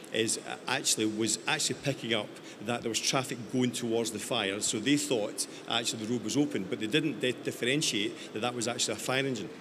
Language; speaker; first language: English; native; English